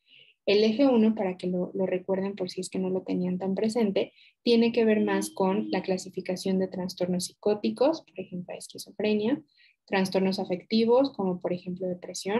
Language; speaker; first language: Spanish; native; Spanish